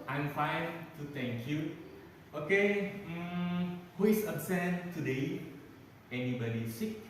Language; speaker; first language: English; non-native, learner; Indonesian